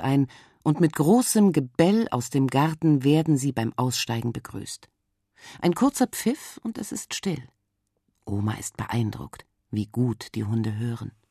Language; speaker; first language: German; native; German